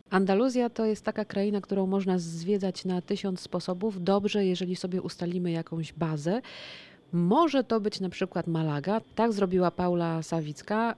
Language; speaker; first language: Polish; native; Polish